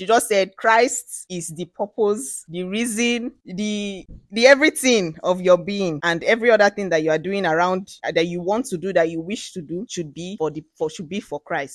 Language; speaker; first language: English; non-native, local second language; Ibibio